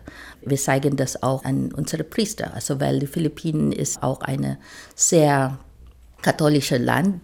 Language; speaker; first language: German; non-native, fluent; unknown